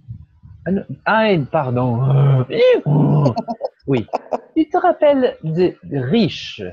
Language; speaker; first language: French; non-native, learner; Portuguese